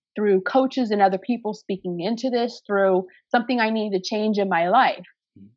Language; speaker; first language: English; native; English